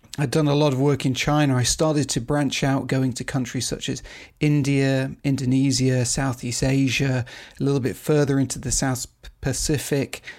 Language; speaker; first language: English; native; English